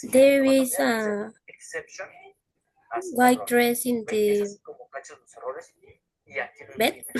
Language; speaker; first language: English; non-native, learner; Spanish